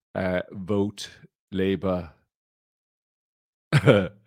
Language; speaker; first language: English; native; English